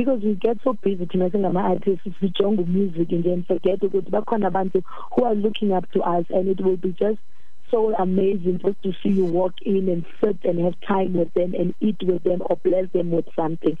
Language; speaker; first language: English; non-native, local second language; Xhosa